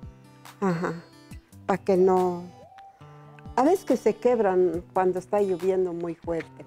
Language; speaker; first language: Spanish; non-native, local second language; Zapotec